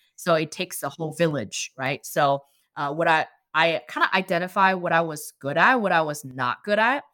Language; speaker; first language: English; non-native, fluent; Chinese